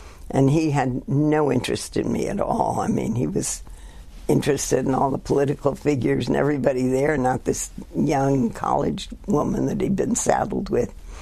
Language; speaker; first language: English; native; English